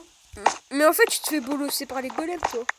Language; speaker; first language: French; native; French